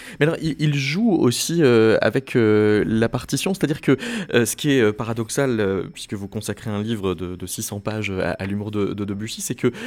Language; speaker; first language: French; native; French